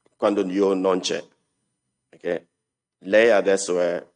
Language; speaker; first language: Italian; non-native, learner; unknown